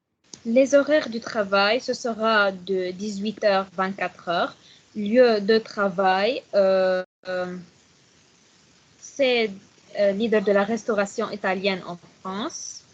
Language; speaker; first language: French; non-native, learner; Arabic